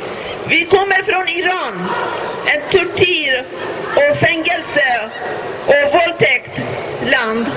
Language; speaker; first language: Swedish; non-native, learner; Persian